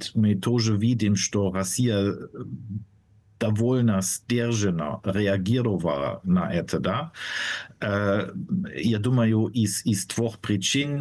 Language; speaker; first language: Russian; non-native, fluent; German